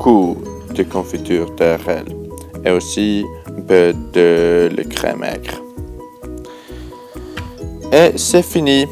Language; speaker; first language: French; non-native, learner; Swedish